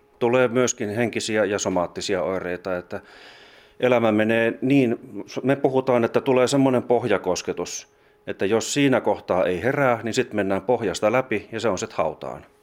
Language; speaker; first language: Finnish; native; Finnish